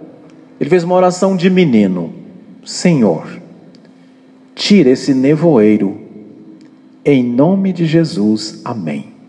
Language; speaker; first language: Portuguese; native; Portuguese